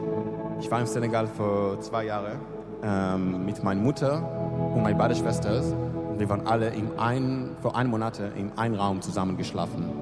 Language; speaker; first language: German; non-native, learner; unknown